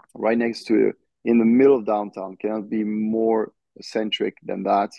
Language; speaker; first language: English; non-native, fluent; French